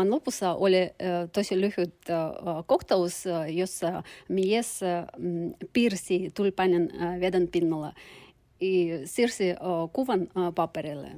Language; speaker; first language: Finnish; non-native, learner; Turkish